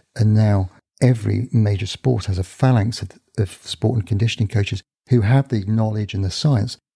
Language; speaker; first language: English; native; English